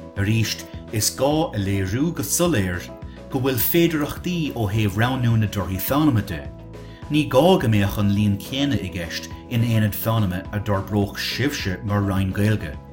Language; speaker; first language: Irish; native; Irish